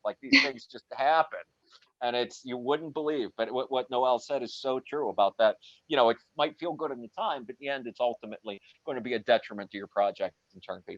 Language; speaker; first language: English; native; English